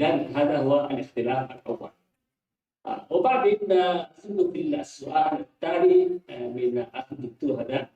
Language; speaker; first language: Arabic; non-native, fluent; Indonesian